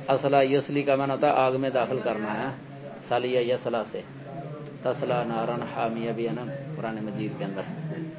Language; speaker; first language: Urdu; non-native, local second language; Punjabi